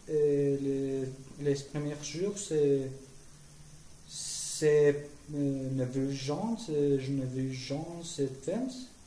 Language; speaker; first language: French; non-native, learner; Spanish